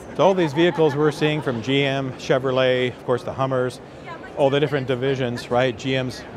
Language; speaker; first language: English; native; English